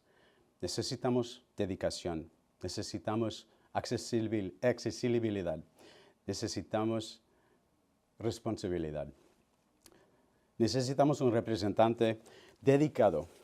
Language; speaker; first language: Spanish; early bilingual, heritage; Spanish